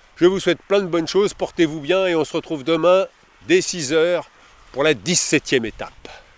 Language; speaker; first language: French; native; French